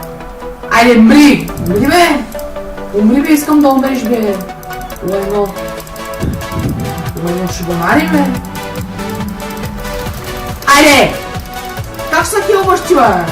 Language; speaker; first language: Bulgarian; native; Bulgarian